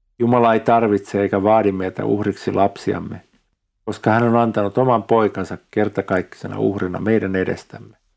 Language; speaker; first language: Finnish; native; Finnish